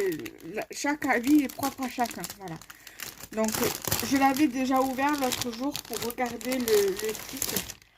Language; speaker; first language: French; native; French